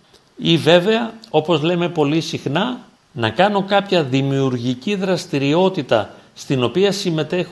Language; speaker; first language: Greek; native; Greek